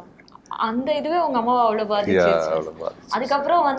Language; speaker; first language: Tamil; native; Tamil